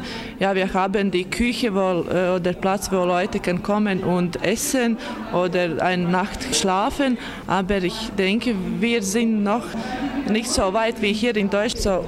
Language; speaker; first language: German; non-native, learner; Latvian